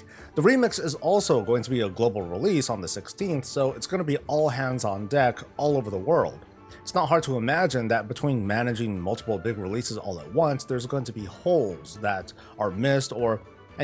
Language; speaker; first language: English; native; English